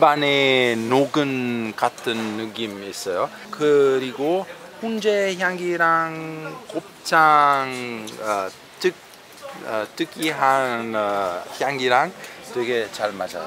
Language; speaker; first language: Korean; non-native, fluent; Italian